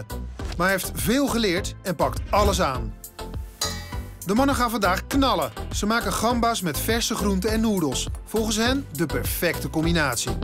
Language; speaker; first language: Dutch; native; Dutch